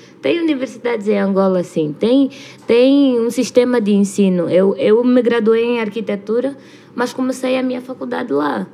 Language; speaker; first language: Portuguese; native; Portuguese